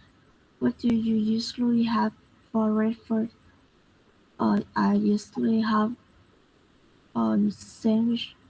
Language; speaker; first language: English; non-native, learner; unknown